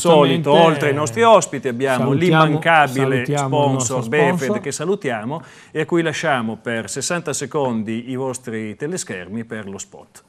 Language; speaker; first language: Italian; native; Italian